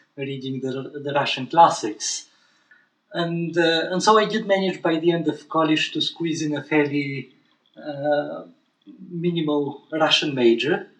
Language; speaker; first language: English; non-native, fluent; Bulgarian